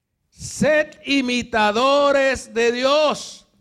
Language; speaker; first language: Spanish; native; Spanish